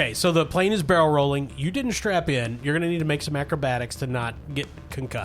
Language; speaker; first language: English; native; English